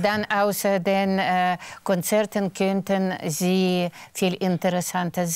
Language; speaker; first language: German; non-native, fluent; Russian